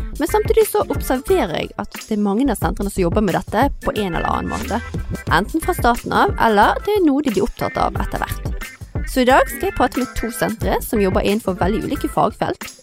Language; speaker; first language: Norwegian; native; Norwegian